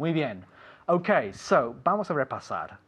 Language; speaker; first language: Spanish; non-native, fluent; English